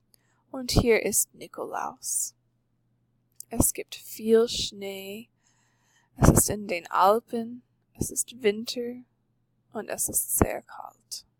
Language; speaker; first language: German; non-native, fluent; English